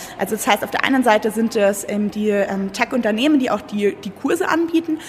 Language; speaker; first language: German; native; German